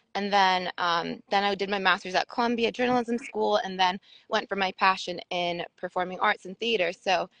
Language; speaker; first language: English; native; English